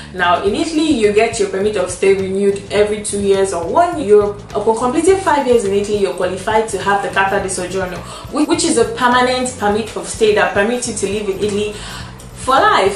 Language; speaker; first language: English; non-native, local second language; Igbo